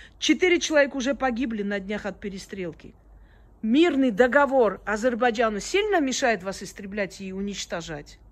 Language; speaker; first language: Russian; early bilingual, other home language; Armenian